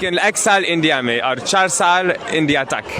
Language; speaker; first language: Hindi; non-native, learner; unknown